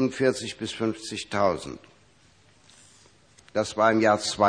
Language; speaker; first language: German; native; German